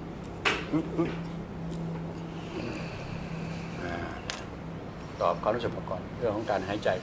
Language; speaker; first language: Thai; native; Thai